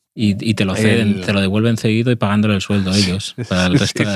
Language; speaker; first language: Spanish; native; Spanish